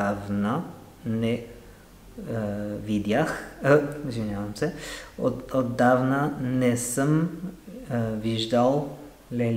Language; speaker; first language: Bulgarian; non-native, learner; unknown